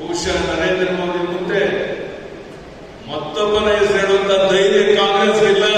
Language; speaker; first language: Kannada; native; Kannada